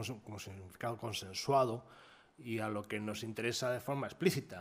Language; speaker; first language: Spanish; native; Spanish